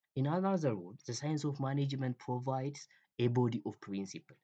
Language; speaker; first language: English; non-native, local second language; Amharic